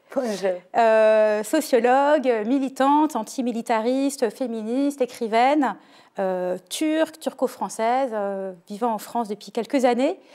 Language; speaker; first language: French; native; French